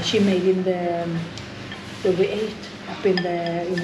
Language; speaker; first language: English; non-native, fluent; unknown